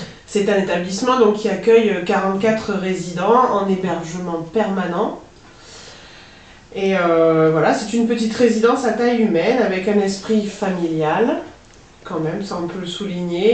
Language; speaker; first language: French; native; French